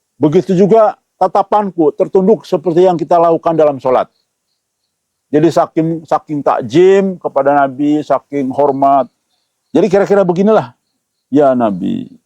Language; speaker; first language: Indonesian; native; Indonesian